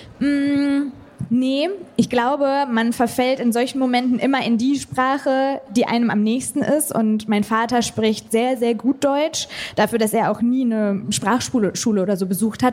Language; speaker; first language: German; native; German